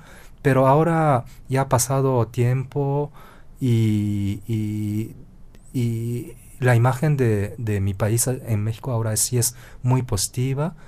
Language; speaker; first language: Spanish; non-native, fluent; Japanese